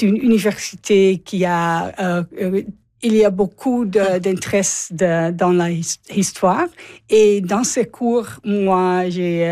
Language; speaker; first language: French; non-native, learner; English